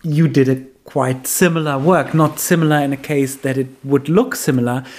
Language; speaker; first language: English; non-native, fluent; German